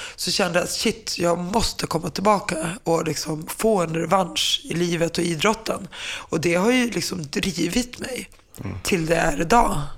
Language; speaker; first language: Swedish; early bilingual, other home language; Finnish